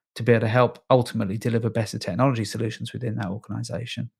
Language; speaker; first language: English; native; English